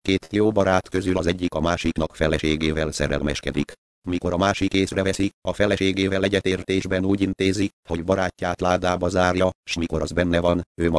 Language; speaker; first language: Hungarian; native; Hungarian